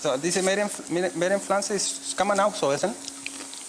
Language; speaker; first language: German; non-native, learner; Spanish